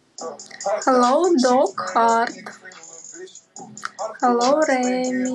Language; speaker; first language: English; non-native, learner; Russian